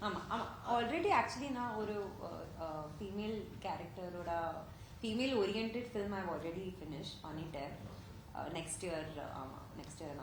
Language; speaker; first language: Tamil; non-native, learner; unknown